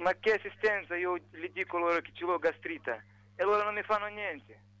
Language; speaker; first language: Italian; non-native, learner; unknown